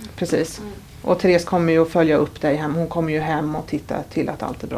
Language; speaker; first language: Swedish; native; Swedish